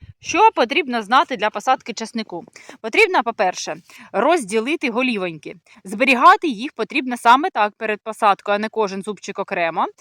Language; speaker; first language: Ukrainian; non-native, local second language; Russian